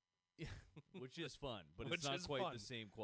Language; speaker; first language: English; native; English